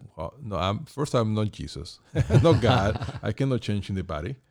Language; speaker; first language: English; non-native, fluent; Spanish